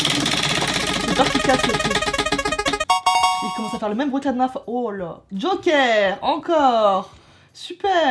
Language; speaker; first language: French; native; French